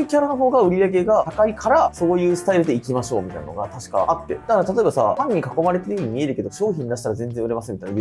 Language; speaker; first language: Japanese; native; Japanese